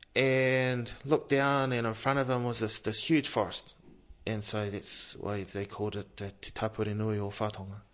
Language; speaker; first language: English; native; English